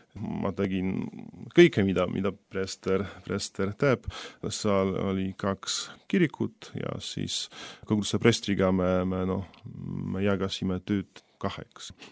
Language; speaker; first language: Estonian; non-native, fluent; Polish